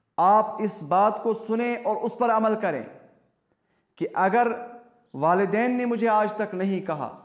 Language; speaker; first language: Hindi; non-native, local second language; Kashmiri